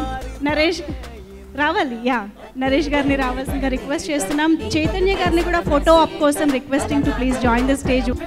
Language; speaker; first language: Telugu; native; Telugu